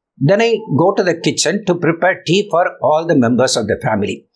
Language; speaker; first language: English; non-native, local second language; Tamil